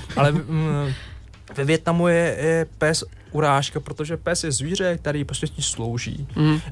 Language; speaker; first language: Czech; early bilingual, other home language; Vietnamese